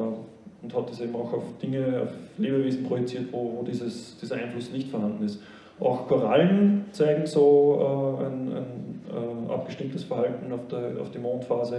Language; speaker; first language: German; native; German